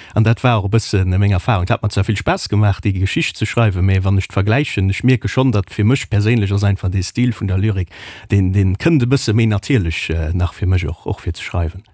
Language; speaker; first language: German; non-native, local second language; Luxembourgish